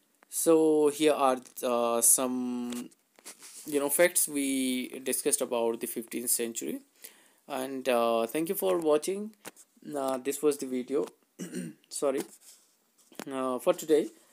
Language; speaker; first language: English; non-native, local second language; Hindi